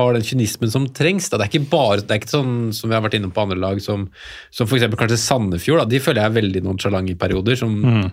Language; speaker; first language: Norwegian; native; Norwegian